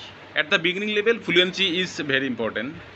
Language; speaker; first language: English; non-native, learner; Bangla